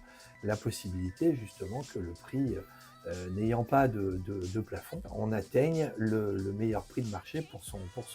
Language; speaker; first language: French; native; French